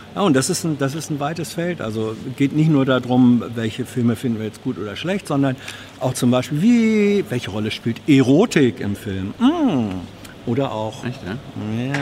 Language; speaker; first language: German; native; German